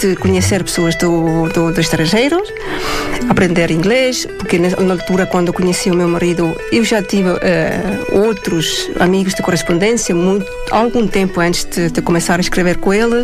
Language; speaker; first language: Portuguese; non-native, fluent; Estonian